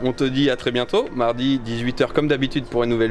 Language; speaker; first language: French; native; French